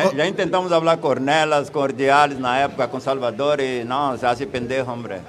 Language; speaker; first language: Spanish; non-native, fluent; Portuguese